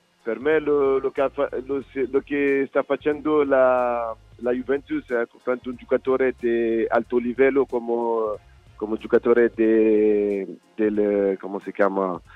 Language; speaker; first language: Italian; non-native, fluent; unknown